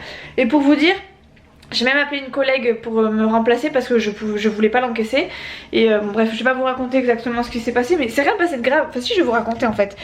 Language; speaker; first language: French; native; French